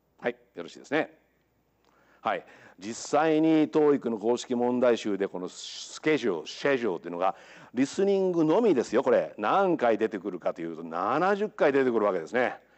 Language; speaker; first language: Japanese; native; Japanese